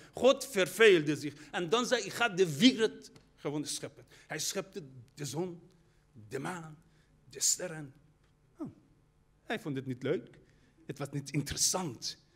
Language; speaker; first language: Dutch; non-native, fluent; Persian